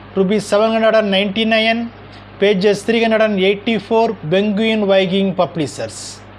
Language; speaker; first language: English; non-native, local second language; Tamil